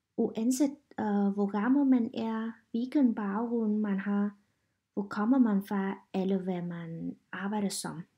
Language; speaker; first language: Danish; non-native, learner; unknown